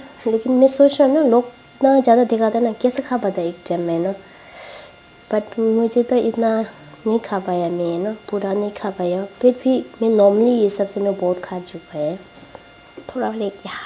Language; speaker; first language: Hindi; non-native, local second language; Tibetan